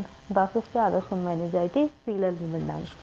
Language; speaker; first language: German; non-native, learner; Hindi